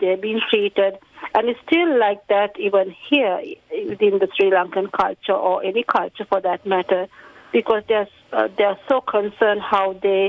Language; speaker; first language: English; non-native, local second language; Sinhala